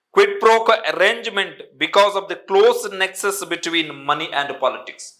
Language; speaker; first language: English; non-native, local second language; Kannada